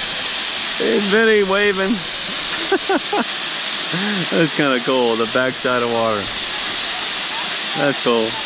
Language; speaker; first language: English; native; English